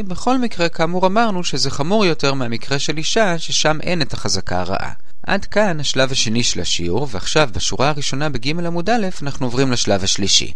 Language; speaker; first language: Hebrew; native; Hebrew